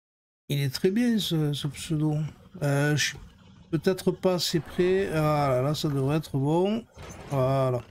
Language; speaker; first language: French; native; French